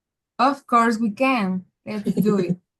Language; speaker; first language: English; non-native, learner; Spanish